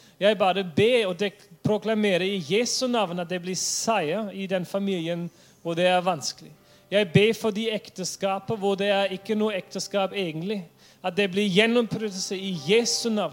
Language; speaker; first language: Norwegian; non-native, fluent; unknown